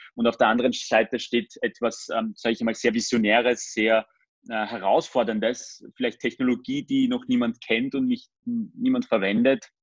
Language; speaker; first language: German; early bilingual, other home language; Armenian